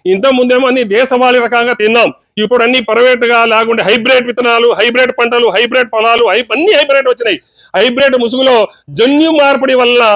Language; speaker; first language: Telugu; native; Telugu